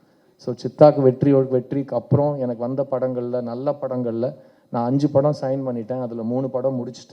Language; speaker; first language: Tamil; native; Tamil